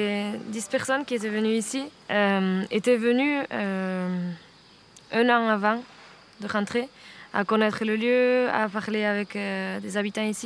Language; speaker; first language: French; non-native, fluent; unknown